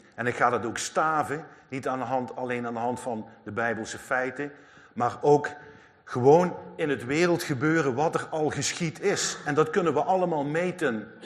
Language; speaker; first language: Dutch; native; Dutch